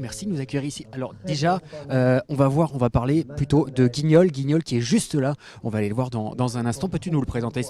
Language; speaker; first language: French; native; French